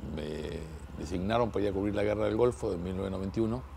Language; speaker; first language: Spanish; native; Spanish